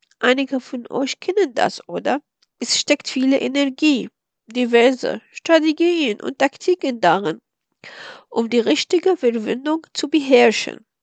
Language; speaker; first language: German; non-native, fluent; Arabic